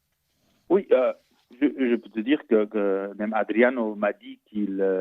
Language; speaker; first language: French; non-native, fluent; Portuguese